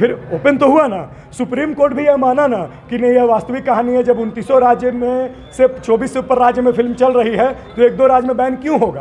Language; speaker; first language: Hindi; native; Hindi